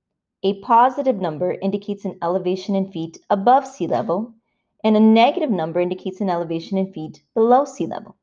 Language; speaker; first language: English; native; English